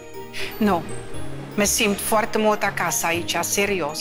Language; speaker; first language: Romanian; non-native, fluent; Dutch